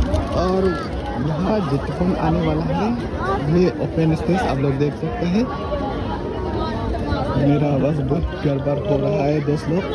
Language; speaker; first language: Hindi; non-native, local second language; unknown